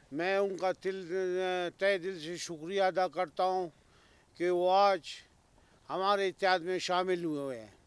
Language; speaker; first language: Urdu; non-native, local second language; Baluchi